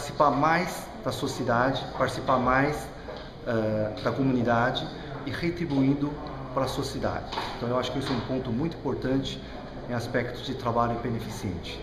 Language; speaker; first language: Portuguese; non-native, fluent; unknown